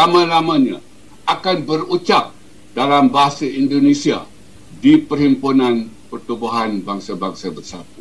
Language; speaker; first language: Malay; native; Malay